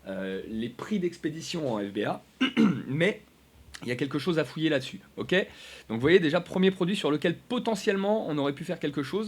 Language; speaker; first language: French; native; French